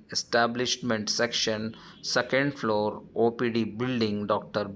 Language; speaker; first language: English; non-native, local second language; Kannada